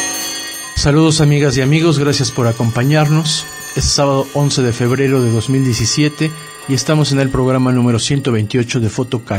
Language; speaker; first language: Spanish; native; Spanish